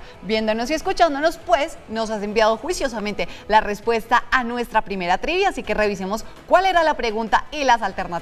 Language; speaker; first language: Spanish; native; Spanish